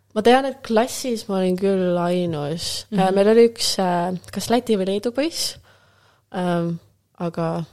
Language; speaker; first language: Estonian; non-native, local second language; Russian